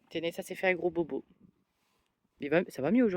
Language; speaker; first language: French; native; French